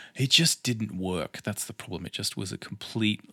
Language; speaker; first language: English; native; English